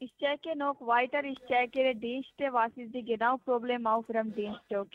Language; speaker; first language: German; non-native, learner; Hindi